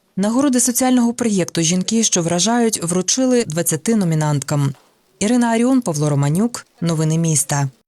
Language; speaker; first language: Ukrainian; native; Ukrainian